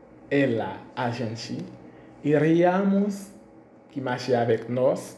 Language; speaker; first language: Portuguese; non-native, fluent; Haitian Creole